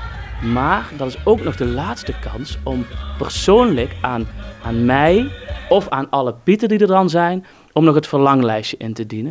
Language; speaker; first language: Dutch; native; Dutch